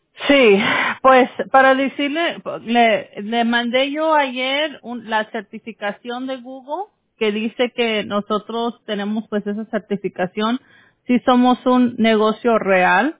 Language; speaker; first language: Spanish; early bilingual, heritage; English